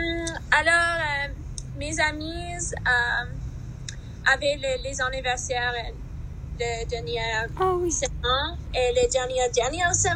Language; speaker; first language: French; non-native, learner; English